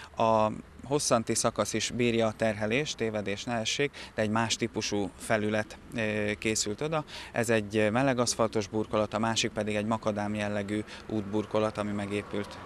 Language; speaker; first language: Hungarian; native; Hungarian